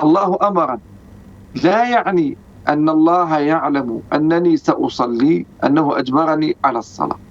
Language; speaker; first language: Arabic; native; Arabic